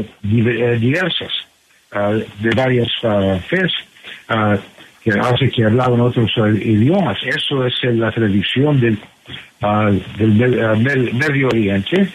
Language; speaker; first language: Spanish; non-native, fluent; English